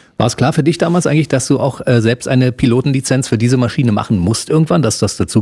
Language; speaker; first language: German; native; German